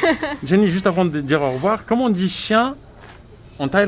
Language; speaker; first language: French; native; French